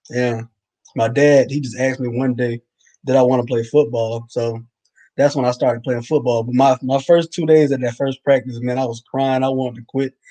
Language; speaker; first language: English; native; English